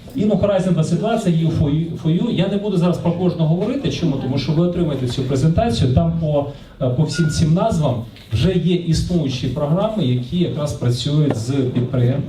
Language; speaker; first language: Ukrainian; non-native, local second language; Russian